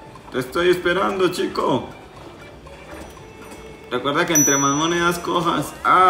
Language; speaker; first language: Spanish; native; Spanish